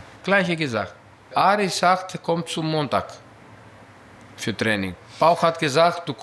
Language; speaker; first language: German; non-native, learner; Greek